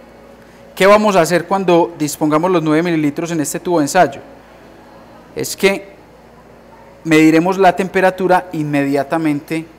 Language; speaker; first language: Spanish; native; Spanish